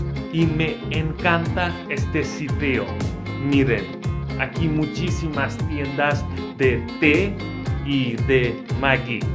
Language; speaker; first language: Spanish; non-native, fluent; Hindi